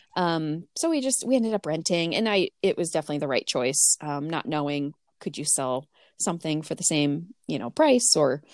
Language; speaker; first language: English; native; English